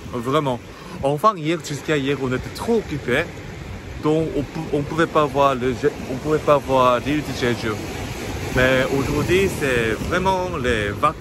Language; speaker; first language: French; non-native, fluent; Korean